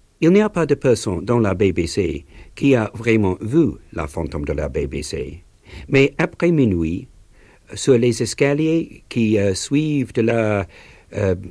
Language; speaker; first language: French; non-native, learner; English